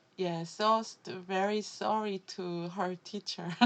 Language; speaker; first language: English; non-native, learner; Korean